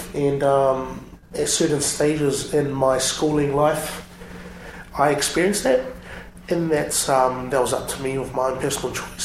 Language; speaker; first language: English; native; English